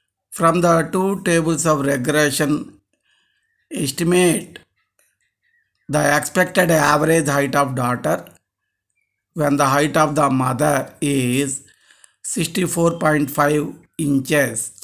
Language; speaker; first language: English; non-native, local second language; Telugu